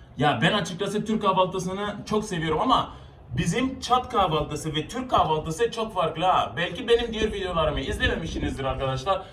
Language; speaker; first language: Turkish; non-native, fluent; Arabic